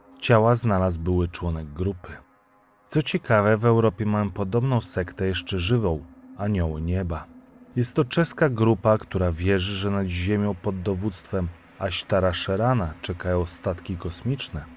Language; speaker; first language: Polish; native; Polish